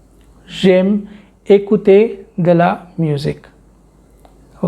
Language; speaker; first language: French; non-native, fluent; Hindi